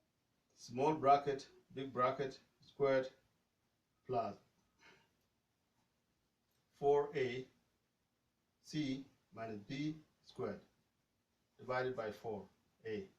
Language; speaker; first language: English; non-native, fluent; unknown